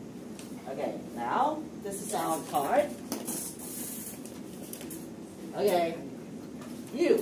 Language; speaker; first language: English; non-native, fluent; Chinese